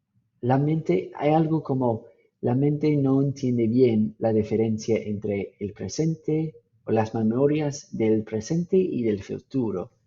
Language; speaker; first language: Spanish; non-native, fluent; English